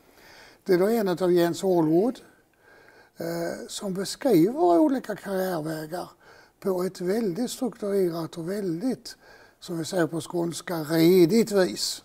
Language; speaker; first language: Swedish; native; Swedish